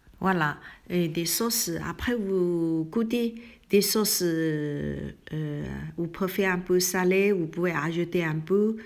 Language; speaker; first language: French; non-native, learner; Chinese